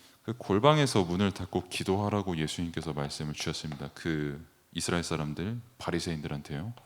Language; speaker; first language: Korean; native; Korean